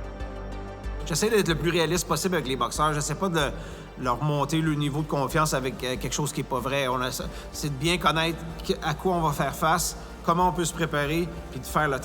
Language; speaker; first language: French; native; French